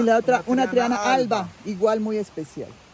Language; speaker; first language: Spanish; native; Spanish